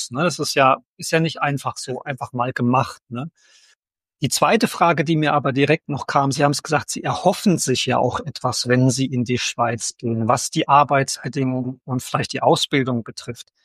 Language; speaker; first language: German; native; German